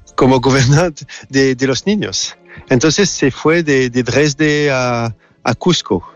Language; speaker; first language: Spanish; non-native, learner; French